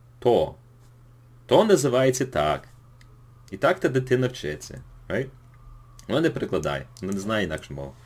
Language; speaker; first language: Ukrainian; early bilingual, heritage; English